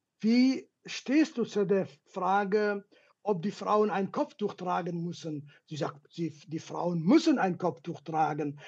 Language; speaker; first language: German; non-native, fluent; Kurdish